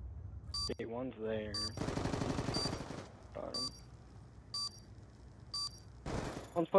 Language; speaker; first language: English; native; English